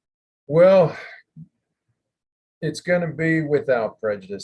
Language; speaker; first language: English; native; English